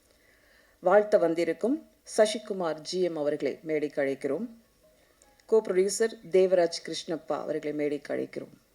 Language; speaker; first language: Tamil; native; Tamil